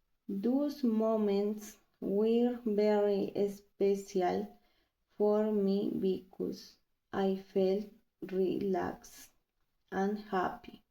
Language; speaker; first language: English; non-native, learner; Spanish